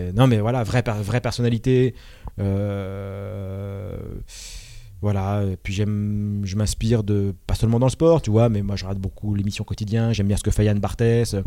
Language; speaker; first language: French; native; French